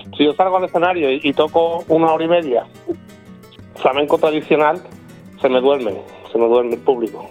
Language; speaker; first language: Spanish; native; Spanish